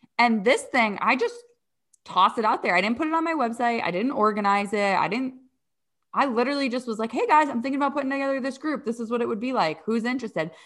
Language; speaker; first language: English; native; English